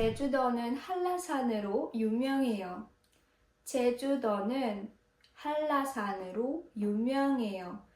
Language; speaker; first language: Korean; non-native, fluent; Ukrainian